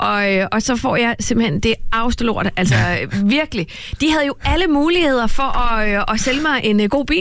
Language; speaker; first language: Danish; native; Danish